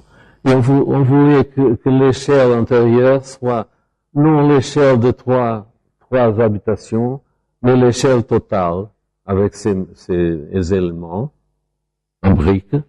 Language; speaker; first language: French; non-native, fluent; Portuguese